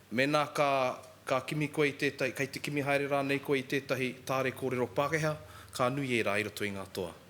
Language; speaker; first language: Māori; non-native, local second language; English